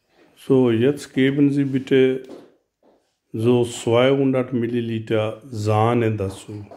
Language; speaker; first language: German; non-native, learner; Urdu